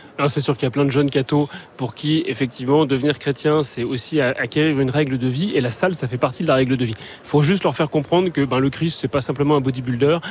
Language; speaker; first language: French; native; French